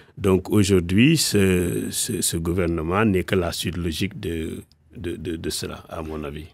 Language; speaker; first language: French; non-native, local second language; Wolof